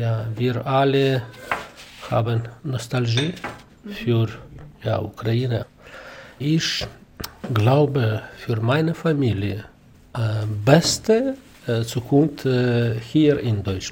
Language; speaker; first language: German; non-native, learner; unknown